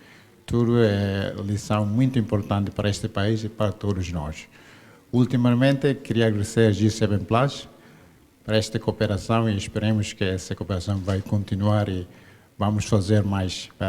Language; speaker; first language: Portuguese; non-native, local second language; Tetum